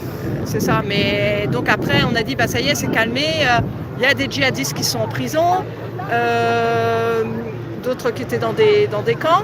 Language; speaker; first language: French; native; French